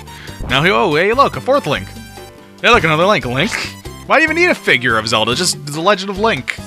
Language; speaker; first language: English; native; English